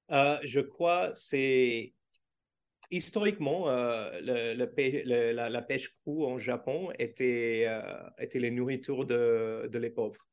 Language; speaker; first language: French; non-native, learner; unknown